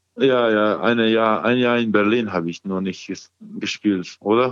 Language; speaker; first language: German; non-native, learner; Croatian